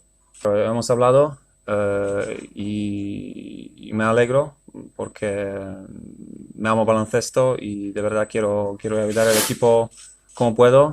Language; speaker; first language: Spanish; non-native, fluent; Polish